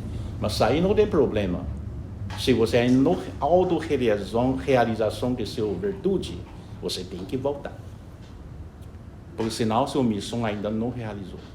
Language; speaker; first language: Portuguese; non-native, fluent; Chinese